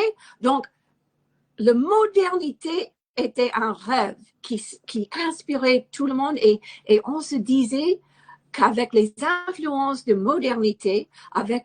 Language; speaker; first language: French; non-native, fluent; English